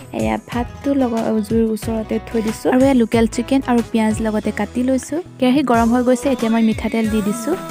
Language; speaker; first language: Assamese; non-native, local second language; Mising